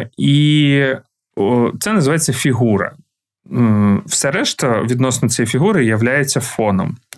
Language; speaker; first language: Ukrainian; non-native, local second language; Russian